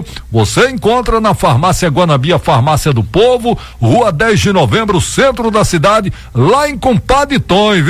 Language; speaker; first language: Portuguese; native; Portuguese